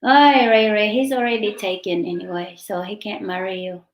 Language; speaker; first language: English; non-native, local second language; Filipino